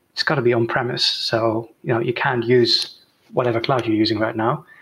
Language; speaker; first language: English; non-native, fluent; Dutch